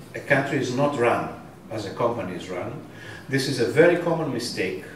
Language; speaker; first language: English; non-native, fluent; Greek